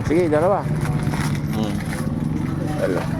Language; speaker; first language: Filipino; native; Filipino